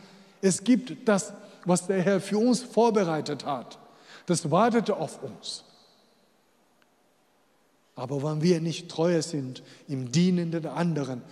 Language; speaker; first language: German; non-native, fluent; Chinese